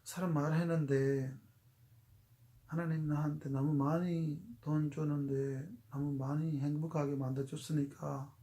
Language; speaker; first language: Korean; non-native, fluent; Urdu